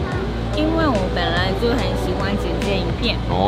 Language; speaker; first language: Chinese; non-native, fluent; Japanese